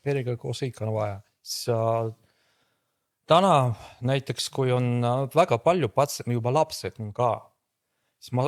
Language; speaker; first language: Estonian; non-native, fluent; Russian